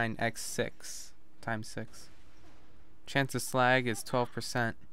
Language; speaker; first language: English; native; English